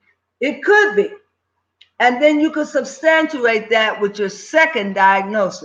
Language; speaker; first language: English; native; English